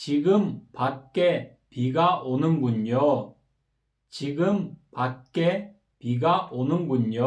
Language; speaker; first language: Korean; non-native, fluent; Kyrgyz